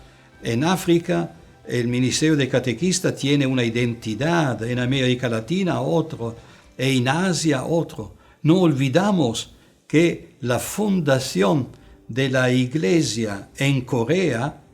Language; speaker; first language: Spanish; non-native, fluent; Italian